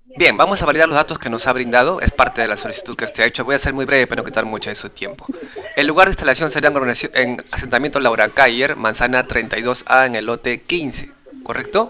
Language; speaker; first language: Spanish; native; Spanish